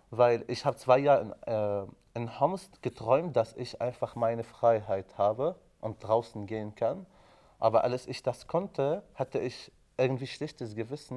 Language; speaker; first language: German; non-native, fluent; Arabic